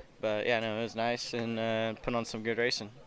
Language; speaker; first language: English; native; English